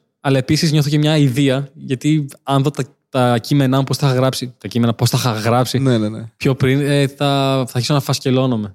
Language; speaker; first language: Greek; early bilingual, other home language; Albanian